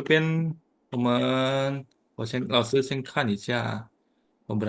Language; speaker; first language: Chinese; non-native, fluent; Indonesian